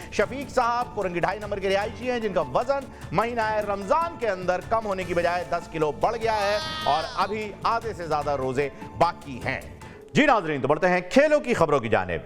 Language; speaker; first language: Urdu; native; Urdu